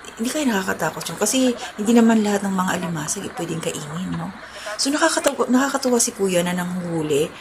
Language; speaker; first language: Filipino; non-native, local second language; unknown